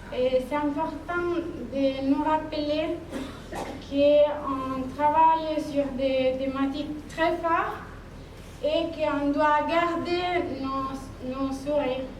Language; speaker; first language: French; non-native, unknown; Italian